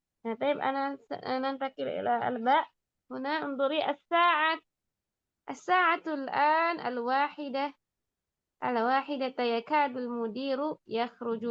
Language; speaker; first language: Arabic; non-native, fluent; Indonesian